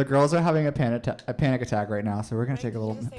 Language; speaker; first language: English; native; English